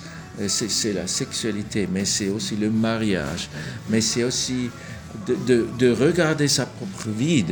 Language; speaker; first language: French; non-native, local second language; German